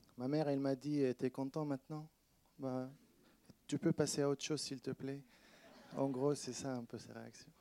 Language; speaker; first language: French; non-native, fluent; Arabic